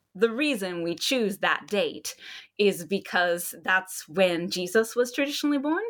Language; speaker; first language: English; native; English